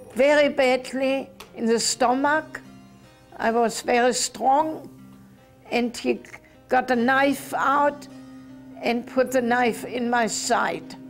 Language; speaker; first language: English; non-native, learner; German